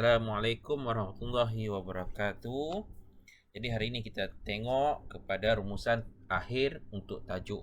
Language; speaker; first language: Malay; native; Malay